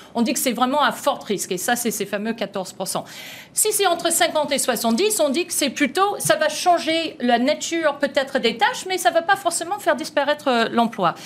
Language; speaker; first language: French; non-native, fluent; English